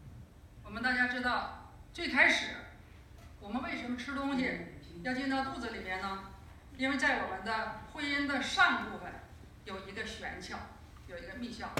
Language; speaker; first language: Chinese; native; Chinese